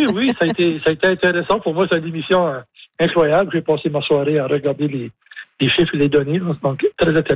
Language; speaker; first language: French; native; French